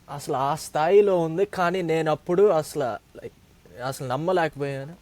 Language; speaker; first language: Telugu; early bilingual, other home language; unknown